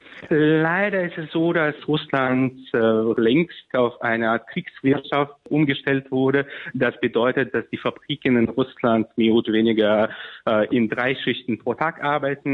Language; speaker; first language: German; non-native, fluent; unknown